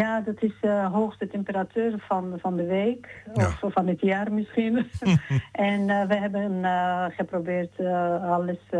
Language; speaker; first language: Dutch; non-native, fluent; Georgian